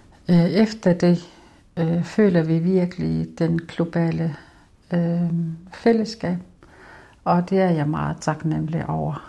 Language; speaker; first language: Danish; non-native, local second language; Kalaallisut